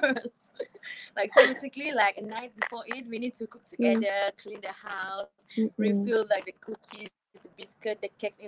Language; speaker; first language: English; non-native, local second language; Malay